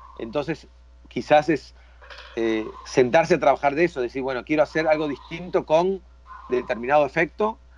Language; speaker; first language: Spanish; native; Spanish